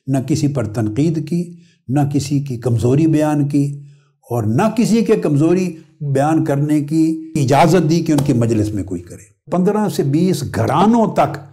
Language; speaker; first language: Urdu; non-native, local second language; Punjabi